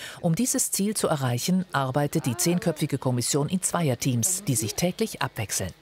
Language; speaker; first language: German; native; German